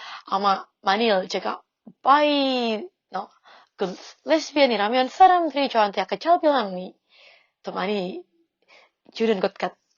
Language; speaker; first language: Korean; non-native, fluent; Indonesian